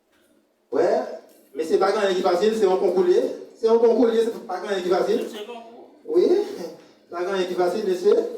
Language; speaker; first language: French; non-native, learner; Haitian Creole